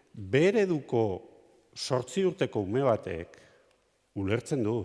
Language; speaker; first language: Basque; native; Basque